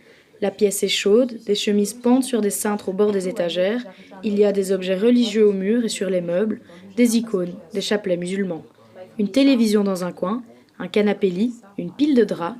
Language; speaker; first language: French; native; French